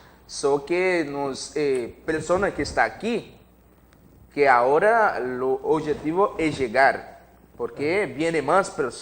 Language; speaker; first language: Spanish; non-native, learner; Haitian Creole